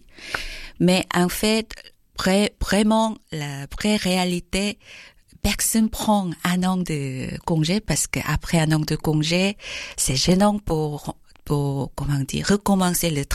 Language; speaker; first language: French; non-native, learner; Korean